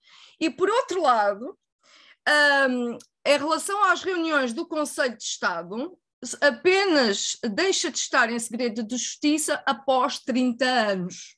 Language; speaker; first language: Portuguese; native; Portuguese